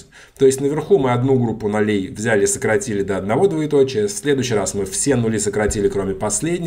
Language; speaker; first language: Russian; native; Russian